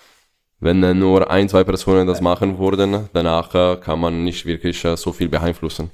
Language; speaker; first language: German; non-native, fluent; Italian